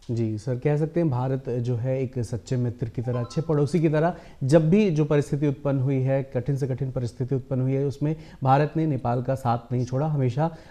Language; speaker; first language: Hindi; native; Hindi